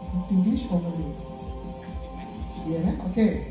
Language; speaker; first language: English; non-native, local second language; Malay